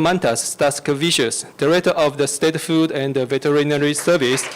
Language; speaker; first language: English; non-native, fluent; Chinese